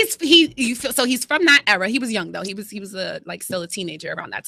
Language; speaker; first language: English; native; English